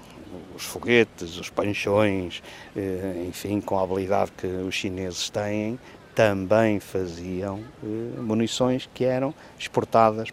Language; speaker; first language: Portuguese; native; Portuguese